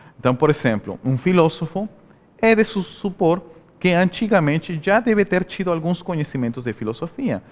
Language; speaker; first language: Portuguese; non-native, fluent; Spanish